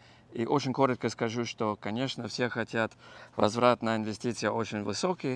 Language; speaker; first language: Russian; non-native, learner; English